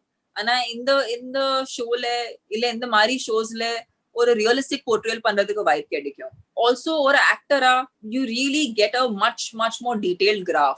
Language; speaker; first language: Tamil; non-native, local second language; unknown